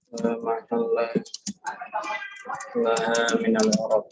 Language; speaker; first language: Arabic; non-native, fluent; Indonesian